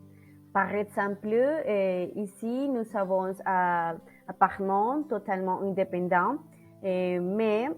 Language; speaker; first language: French; non-native, learner; Spanish